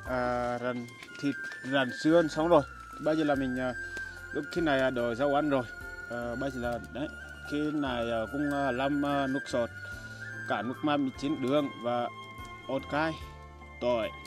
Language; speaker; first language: Vietnamese; non-native, fluent; Portuguese